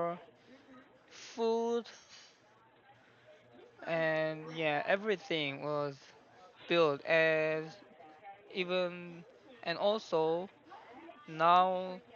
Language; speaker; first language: English; non-native, learner; Korean